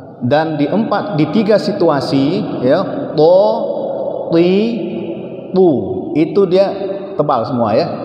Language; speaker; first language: Malay; native; Malay